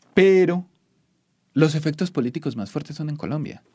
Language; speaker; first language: Spanish; native; Spanish